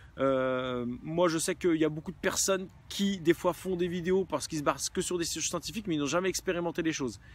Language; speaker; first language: French; native; French